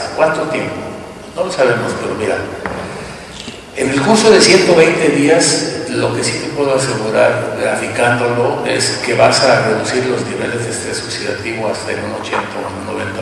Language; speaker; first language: Spanish; native; Spanish